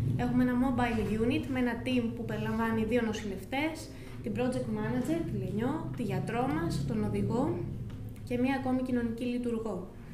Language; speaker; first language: Greek; native; Greek